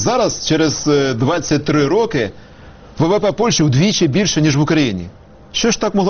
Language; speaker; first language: Ukrainian; native; Ukrainian